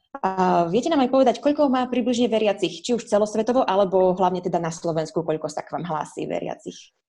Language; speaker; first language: Slovak; native; Slovak